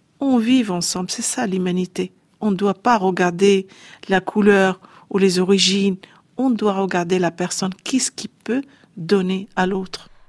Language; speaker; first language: French; non-native, fluent; Arabic